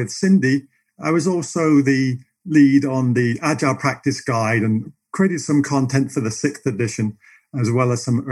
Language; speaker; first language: English; native; English